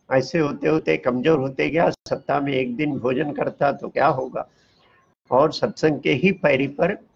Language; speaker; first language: Hindi; non-native, local second language; Tamil